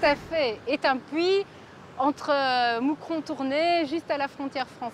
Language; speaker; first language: French; native; French